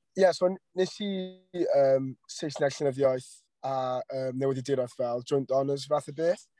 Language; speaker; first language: Welsh; non-native, local second language; English